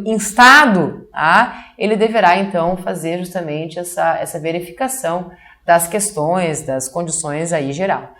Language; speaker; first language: Portuguese; native; Portuguese